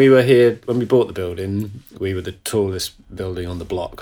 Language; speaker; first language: English; native; English